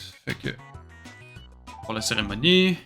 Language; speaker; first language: French; native; French